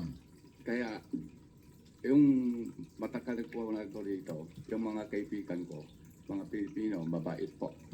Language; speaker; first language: Filipino; non-native, local second language; Chinese